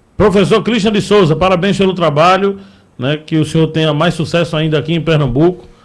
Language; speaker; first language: Portuguese; native; Portuguese